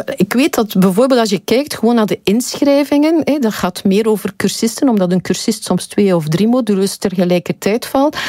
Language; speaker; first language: Dutch; native; Dutch